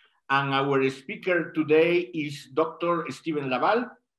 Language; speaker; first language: English; non-native, fluent; Spanish